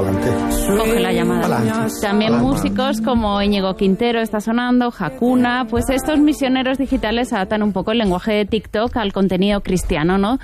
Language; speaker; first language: Spanish; native; Spanish